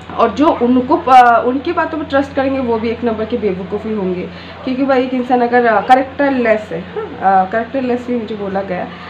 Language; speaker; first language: Hindi; non-native, local second language; Bangla